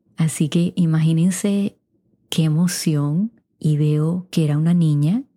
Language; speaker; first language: Spanish; native; Spanish